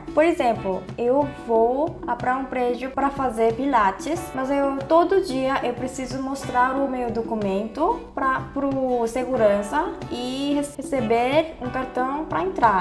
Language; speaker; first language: Portuguese; non-native, fluent; Korean